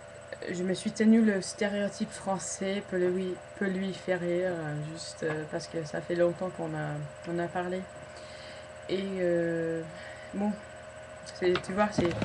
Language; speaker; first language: French; non-native, fluent; English